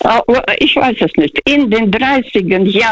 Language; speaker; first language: German; non-native, fluent; Russian